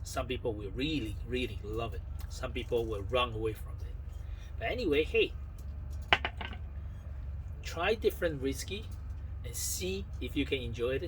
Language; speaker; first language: English; non-native, fluent; Chinese